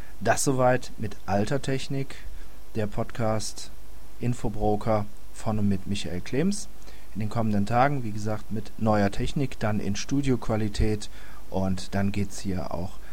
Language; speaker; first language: German; native; German